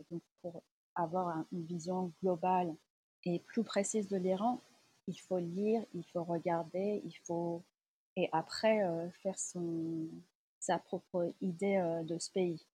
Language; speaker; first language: French; non-native, fluent; Persian